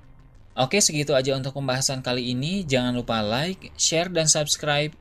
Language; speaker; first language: Indonesian; native; Indonesian